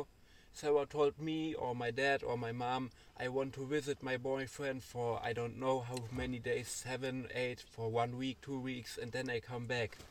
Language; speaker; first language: English; non-native, learner; German